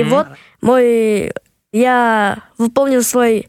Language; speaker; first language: Russian; non-native, local second language; Kyrgyz